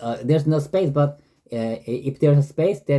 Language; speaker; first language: English; non-native, learner; Korean